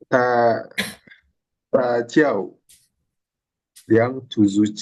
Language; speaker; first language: Chinese; non-native, learner; Indonesian